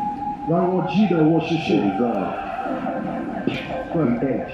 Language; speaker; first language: Chinese; non-native, learner; English